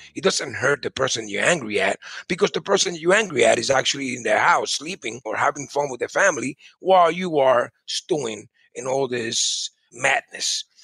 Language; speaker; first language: English; early bilingual, other home language; Spanish